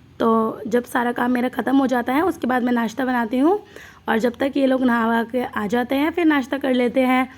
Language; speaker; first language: Hindi; non-native, local second language; Bangla